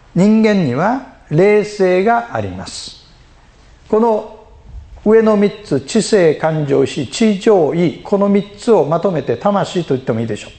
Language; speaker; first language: Japanese; native; Japanese